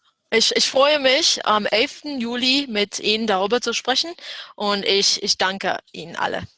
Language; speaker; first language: German; non-native, fluent; English